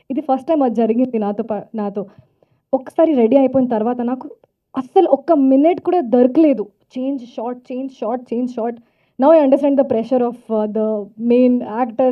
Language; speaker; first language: Telugu; non-native, fluent; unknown